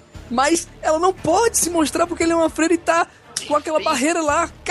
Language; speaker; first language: Portuguese; native; Portuguese